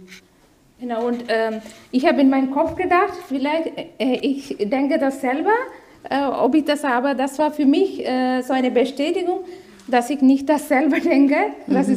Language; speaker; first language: German; non-native, learner; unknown